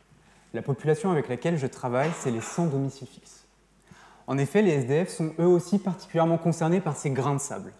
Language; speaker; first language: French; native; French